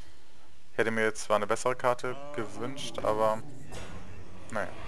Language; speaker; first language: German; native; German